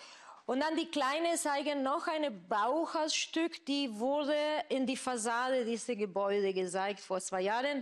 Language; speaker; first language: German; non-native, fluent; Spanish